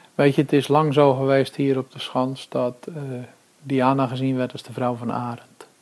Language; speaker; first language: Dutch; early bilingual, other home language; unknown